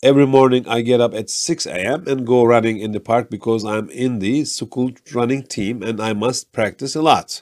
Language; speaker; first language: English; non-native, fluent; Turkish